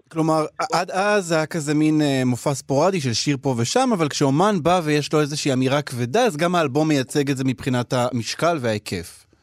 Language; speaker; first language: Hebrew; native; Hebrew